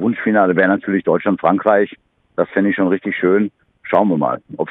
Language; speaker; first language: German; native; German